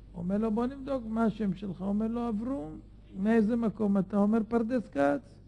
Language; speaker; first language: Hebrew; native; Hebrew